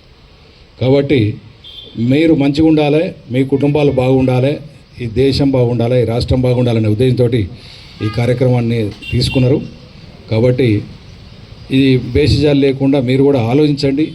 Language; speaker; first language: Telugu; native; Telugu